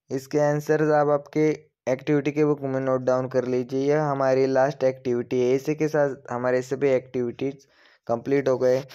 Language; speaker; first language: Hindi; non-native, local second language; Marathi